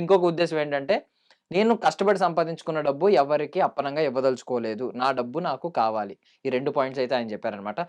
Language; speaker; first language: Telugu; native; Telugu